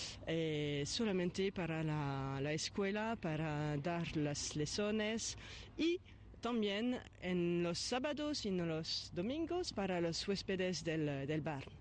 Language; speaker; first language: Spanish; non-native, fluent; French